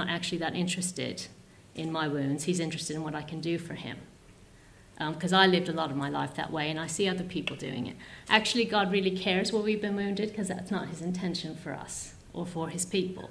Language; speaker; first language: English; native; English